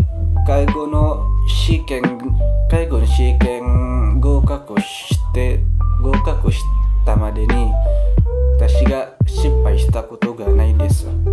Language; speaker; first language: Japanese; non-native, learner; Indonesian